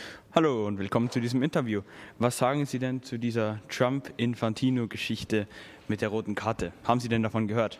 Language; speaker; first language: German; native; German